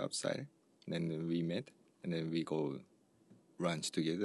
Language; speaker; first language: English; non-native, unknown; Russian